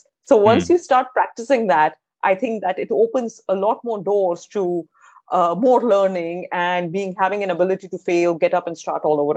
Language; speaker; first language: English; non-native, local second language; Hindi